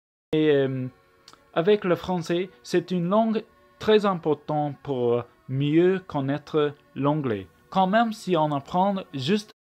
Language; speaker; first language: French; non-native, learner; English